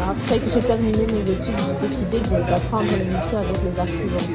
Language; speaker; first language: French; non-native, local second language; Arabic